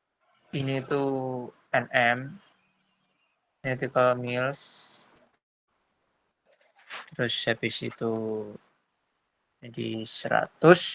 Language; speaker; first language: Indonesian; non-native, local second language; Javanese